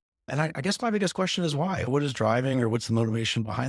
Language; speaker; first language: English; native; English